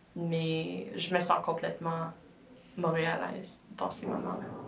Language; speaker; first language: French; non-native, local second language; English